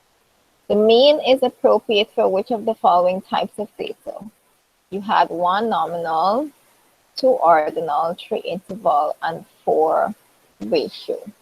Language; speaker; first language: English; native; English